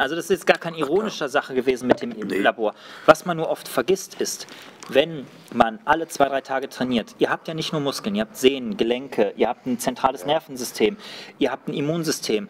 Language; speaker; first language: German; native; German